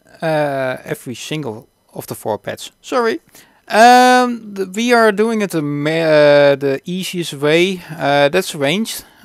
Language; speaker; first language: English; non-native, fluent; Dutch